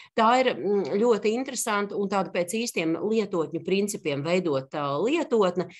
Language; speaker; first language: Latvian; native; Latvian